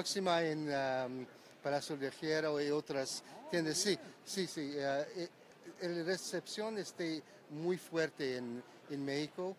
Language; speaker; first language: Spanish; non-native, learner; English